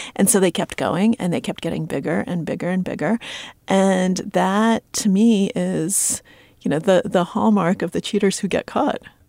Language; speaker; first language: English; early bilingual, other home language; Russian